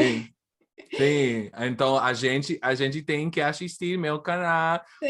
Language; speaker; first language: Portuguese; non-native, learner; English